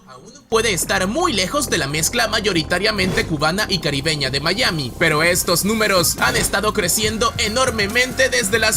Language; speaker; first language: Spanish; native; Spanish